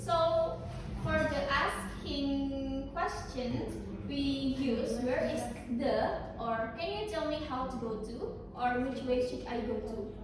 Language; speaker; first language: English; non-native, fluent; Indonesian